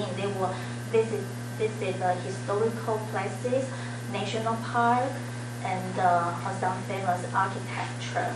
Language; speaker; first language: English; non-native, learner; Chinese